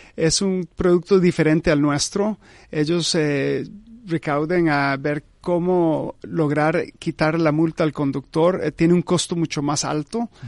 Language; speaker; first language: Spanish; early bilingual, heritage; Spanish